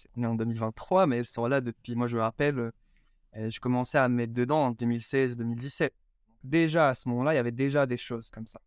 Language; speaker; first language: French; non-native, local second language; Arabic